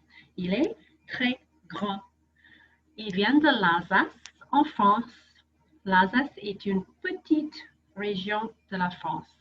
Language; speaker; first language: French; non-native, fluent; English